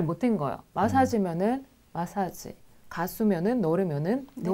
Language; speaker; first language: Korean; non-native, fluent; Russian